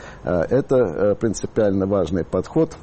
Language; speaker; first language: Russian; native; Russian